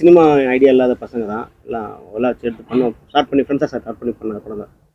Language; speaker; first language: Tamil; native; Tamil